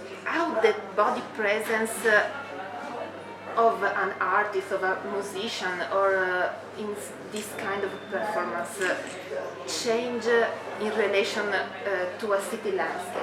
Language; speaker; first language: English; non-native, fluent; Italian